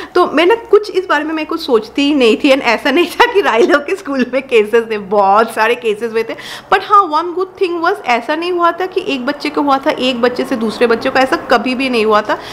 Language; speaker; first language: Hindi; non-native, local second language; Bangla